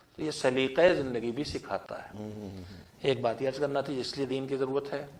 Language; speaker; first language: Urdu; native; Urdu